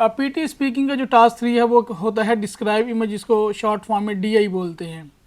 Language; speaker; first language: Urdu; non-native, local second language; Punjabi